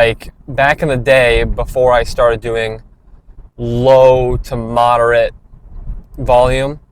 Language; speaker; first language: English; native; English